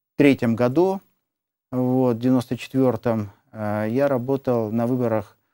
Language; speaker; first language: Russian; native; Russian